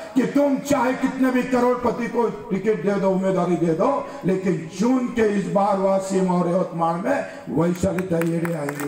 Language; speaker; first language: Hindi; non-native, local second language; Marathi